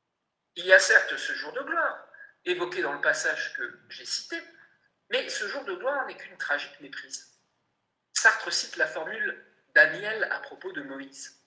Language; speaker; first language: French; native; French